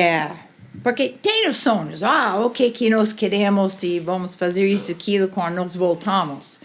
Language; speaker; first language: Portuguese; non-native, fluent; English